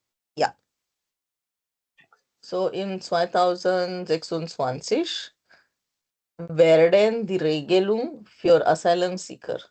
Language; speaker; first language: German; non-native, fluent; Hindi